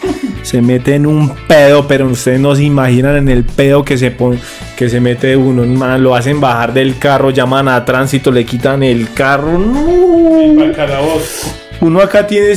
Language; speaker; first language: Spanish; native; Spanish